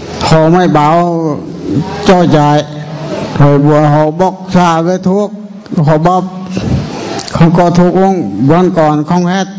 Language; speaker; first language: Vietnamese; non-native, local second language; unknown